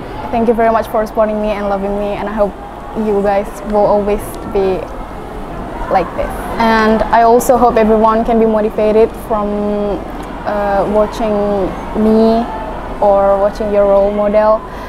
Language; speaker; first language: English; non-native, fluent; Indonesian